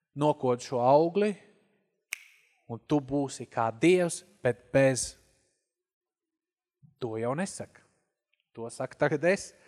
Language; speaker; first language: Latvian; native; Latvian